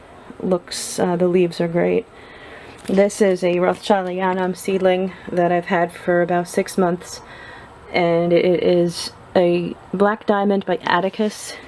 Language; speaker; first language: English; native; English